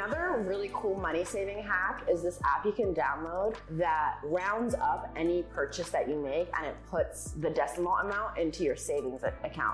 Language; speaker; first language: English; early bilingual, other home language; Persian